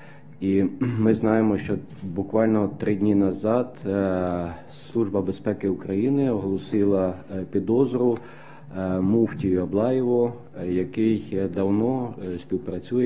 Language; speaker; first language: Ukrainian; native; Ukrainian